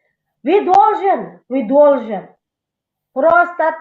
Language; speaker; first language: Russian; non-native, local second language; Tajik